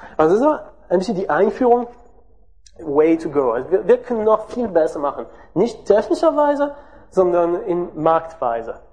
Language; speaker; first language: German; non-native, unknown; French